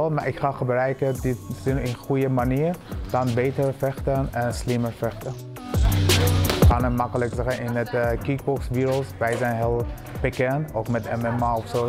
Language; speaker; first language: Dutch; early bilingual, other home language; Persian